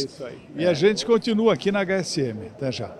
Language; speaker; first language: Portuguese; native; Portuguese